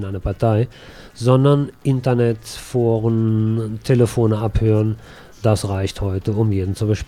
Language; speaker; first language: German; native; German